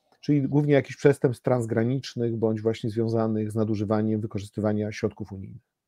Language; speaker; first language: Polish; native; Polish